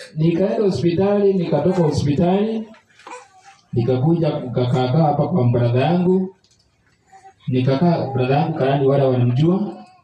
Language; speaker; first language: Swahili; native; Swahili